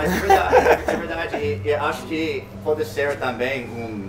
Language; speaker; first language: Portuguese; non-native, learner; English